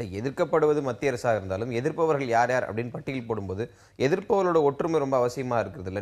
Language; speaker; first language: Tamil; native; Tamil